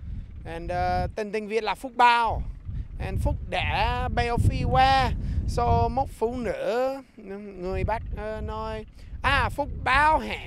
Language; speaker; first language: Vietnamese; non-native, learner; English